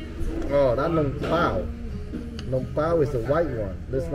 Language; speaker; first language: English; non-native, learner; Vietnamese